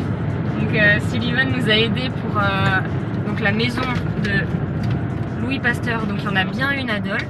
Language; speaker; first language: French; native; French